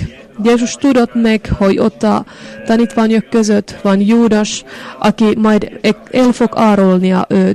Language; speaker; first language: Hungarian; non-native, fluent; Finnish